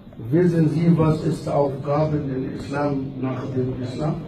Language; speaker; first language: German; non-native, learner; Arabic